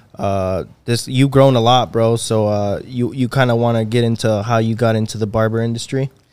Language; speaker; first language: English; native; English